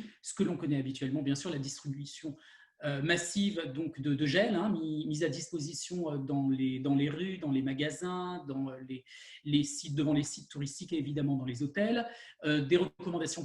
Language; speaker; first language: French; native; French